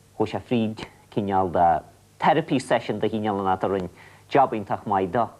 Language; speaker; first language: Irish; native; Irish